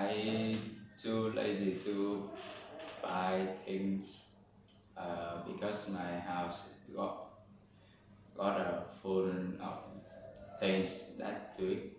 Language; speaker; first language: English; non-native, learner; Vietnamese